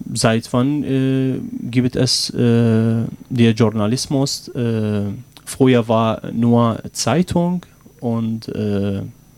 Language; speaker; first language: German; non-native, learner; Arabic